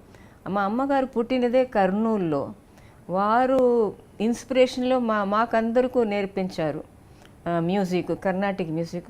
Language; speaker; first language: Telugu; non-native, fluent; Tamil